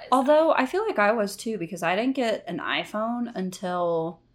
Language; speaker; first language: English; native; English